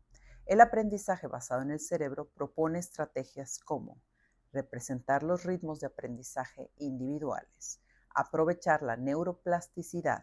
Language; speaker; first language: Spanish; native; Spanish